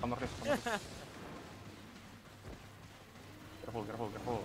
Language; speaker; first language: English; non-native, learner; Indonesian